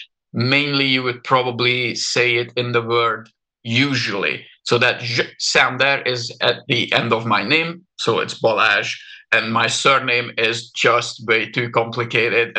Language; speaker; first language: English; non-native, fluent; Hungarian